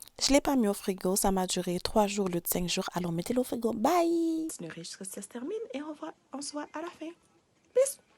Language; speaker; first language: French; native; French